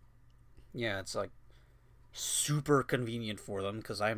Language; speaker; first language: English; native; English